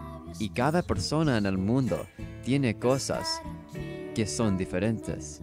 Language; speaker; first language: Spanish; non-native, learner; English